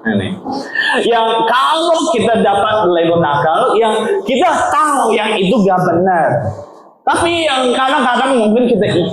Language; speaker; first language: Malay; non-native, learner; English